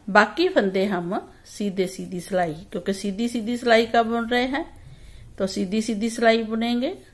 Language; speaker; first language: Hindi; native; Hindi